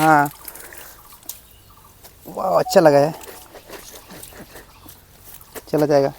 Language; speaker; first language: Hindi; non-native, local second language; Kannada